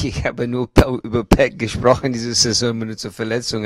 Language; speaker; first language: German; non-native, learner; English